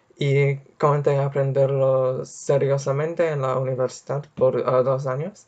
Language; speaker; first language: Spanish; non-native, fluent; English